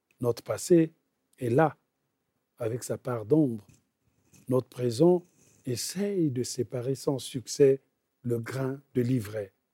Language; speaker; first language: French; non-native, local second language; Bembe